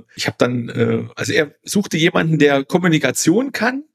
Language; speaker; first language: German; native; German